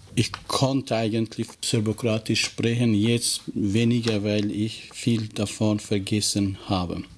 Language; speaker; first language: German; non-native, fluent; Albanian